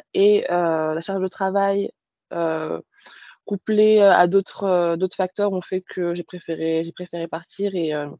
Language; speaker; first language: French; native; French